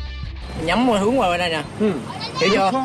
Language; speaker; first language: Vietnamese; native; Vietnamese